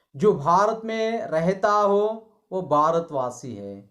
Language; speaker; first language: Hindi; non-native, local second language; Kannada